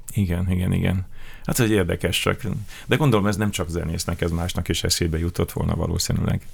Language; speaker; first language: Hungarian; native; Hungarian